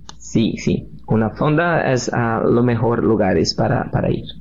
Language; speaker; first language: Spanish; non-native, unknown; Portuguese